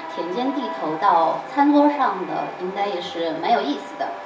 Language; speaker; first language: Chinese; native; Chinese